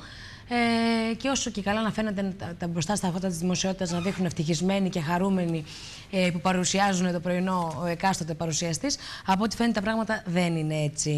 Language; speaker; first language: Greek; native; Greek